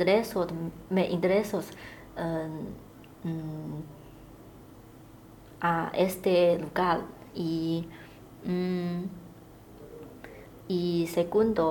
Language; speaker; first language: Spanish; non-native, learner; Chinese